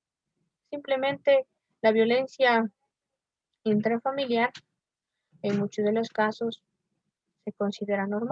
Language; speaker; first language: Spanish; native; Spanish